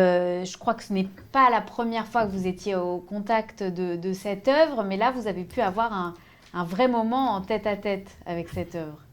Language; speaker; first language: French; native; French